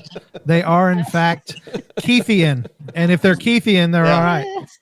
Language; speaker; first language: English; native; English